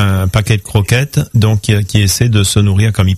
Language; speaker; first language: French; native; French